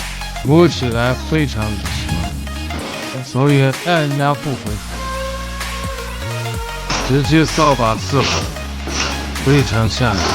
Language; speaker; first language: Chinese; native; Chinese